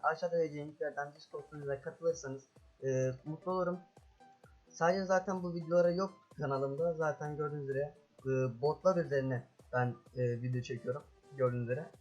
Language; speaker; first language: Turkish; native; Turkish